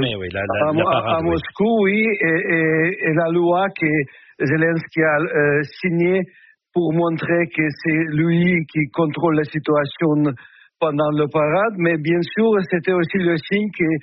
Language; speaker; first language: French; non-native, fluent; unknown